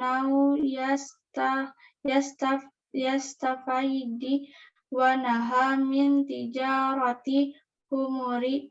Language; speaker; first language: Arabic; non-native, learner; Indonesian